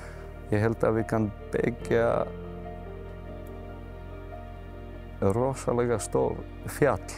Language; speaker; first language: Icelandic; non-native, learner; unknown